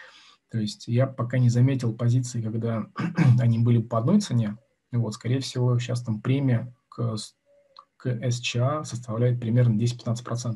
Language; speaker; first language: Russian; native; Russian